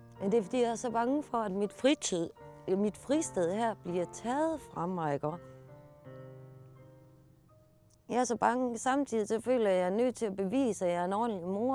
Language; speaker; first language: Danish; native; Danish